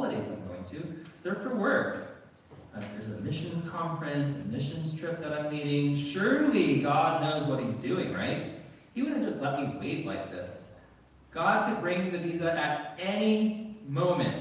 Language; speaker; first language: English; native; English